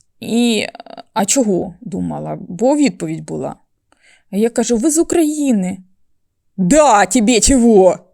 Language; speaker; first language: Ukrainian; native; Ukrainian